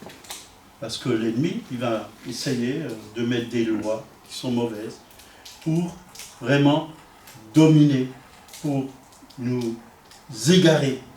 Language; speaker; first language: French; native; French